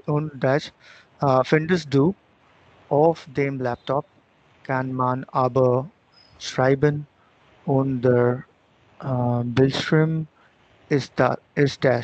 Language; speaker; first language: German; non-native, learner; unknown